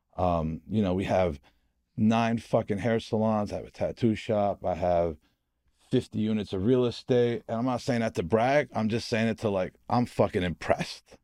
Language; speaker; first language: English; native; English